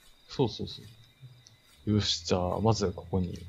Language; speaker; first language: Japanese; native; Japanese